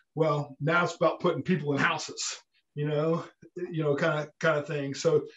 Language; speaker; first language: English; native; English